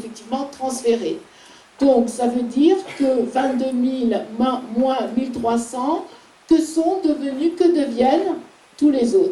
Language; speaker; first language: French; native; French